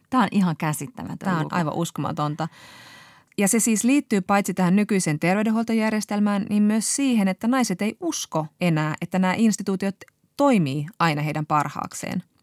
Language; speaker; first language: Finnish; native; Finnish